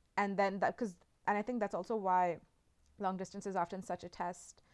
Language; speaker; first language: English; non-native, local second language; Hindi